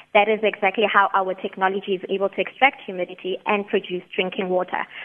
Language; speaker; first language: English; non-native, local second language; Tswana